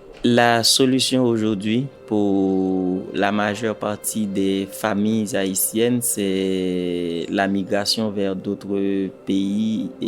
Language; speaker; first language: French; non-native, local second language; Haitian Creole